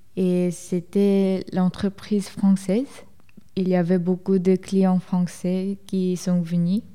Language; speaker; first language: French; non-native, fluent; Korean